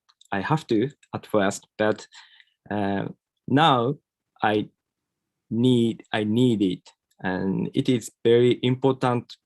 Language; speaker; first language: English; non-native, learner; Japanese